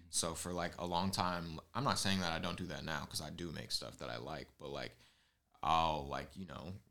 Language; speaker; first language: English; native; English